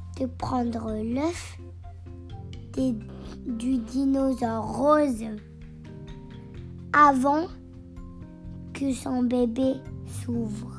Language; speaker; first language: French; non-native, learner; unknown